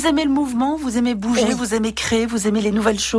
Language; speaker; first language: French; native; French